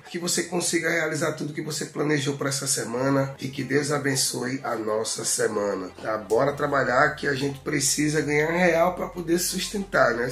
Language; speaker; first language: Portuguese; native; Portuguese